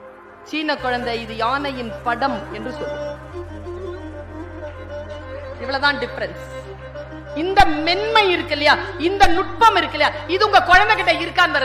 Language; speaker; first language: Tamil; native; Tamil